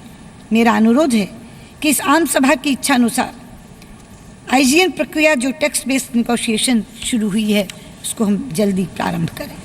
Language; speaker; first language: Hindi; native; Hindi